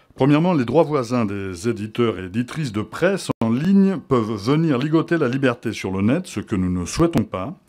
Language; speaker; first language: French; native; French